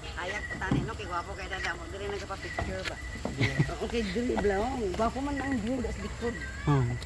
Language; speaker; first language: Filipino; non-native, local second language; Cebuano